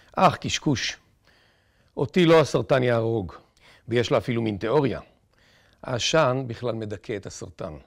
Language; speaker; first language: Hebrew; native; Hebrew